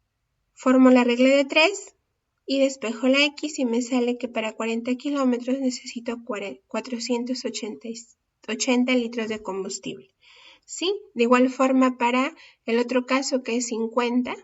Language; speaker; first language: Spanish; native; Spanish